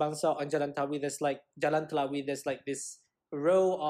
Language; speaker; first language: English; non-native, local second language; Malay